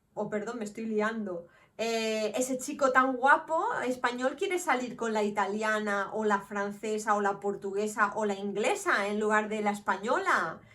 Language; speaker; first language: Spanish; native; Spanish